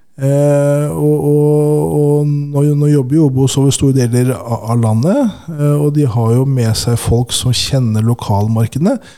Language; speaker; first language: Norwegian; native; Norwegian